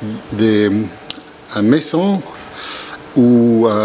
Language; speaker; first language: French; non-native, learner; German